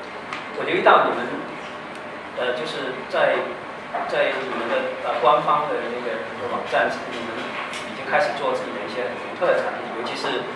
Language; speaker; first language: Chinese; native; Chinese